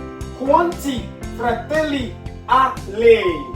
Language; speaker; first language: Italian; non-native, learner; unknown